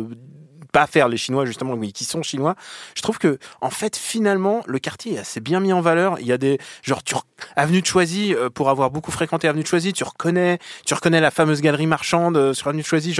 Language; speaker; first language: French; native; French